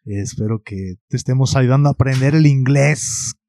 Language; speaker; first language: Spanish; early bilingual, heritage; Spanish